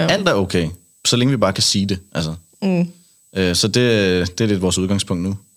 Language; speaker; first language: Danish; native; Danish